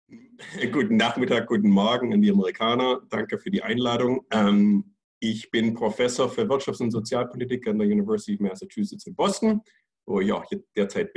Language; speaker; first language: German; non-native, fluent; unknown